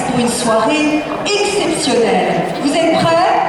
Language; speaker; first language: French; native; French